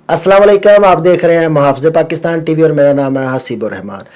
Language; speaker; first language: Urdu; non-native, local second language; Punjabi